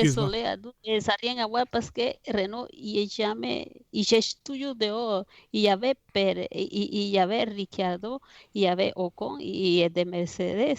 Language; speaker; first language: French; non-native, fluent; Spanish